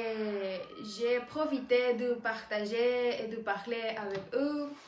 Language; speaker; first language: French; non-native, learner; Spanish